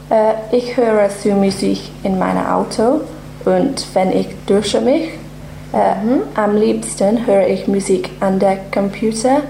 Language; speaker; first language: German; non-native, learner; English